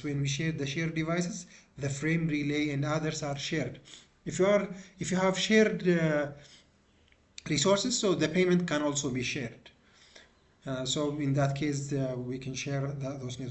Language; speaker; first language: English; non-native, local second language; Amharic